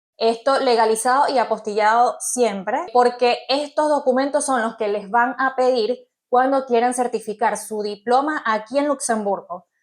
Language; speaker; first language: Spanish; native; Spanish